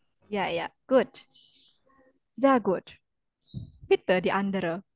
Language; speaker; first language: German; non-native, fluent; Indonesian